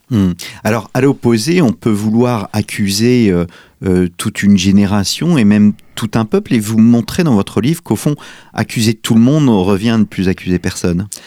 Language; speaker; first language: French; native; French